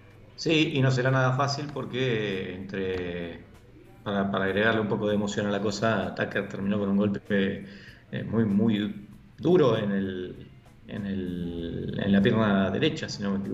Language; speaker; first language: Spanish; native; Spanish